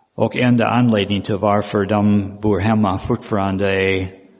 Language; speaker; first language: Swedish; non-native, fluent; English